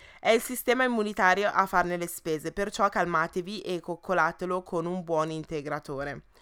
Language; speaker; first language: Italian; early bilingual, other home language; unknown